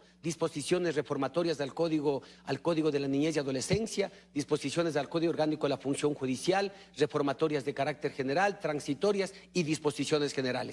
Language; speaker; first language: Spanish; native; Spanish